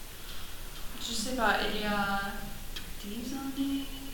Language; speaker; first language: French; non-native, learner; English